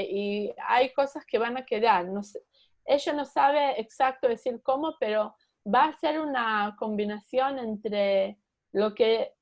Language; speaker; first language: Spanish; early bilingual, heritage; Spanish